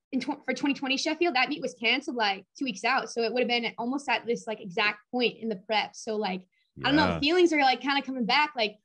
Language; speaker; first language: English; native; English